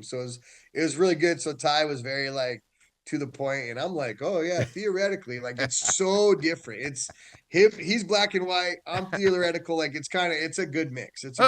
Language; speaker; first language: English; native; English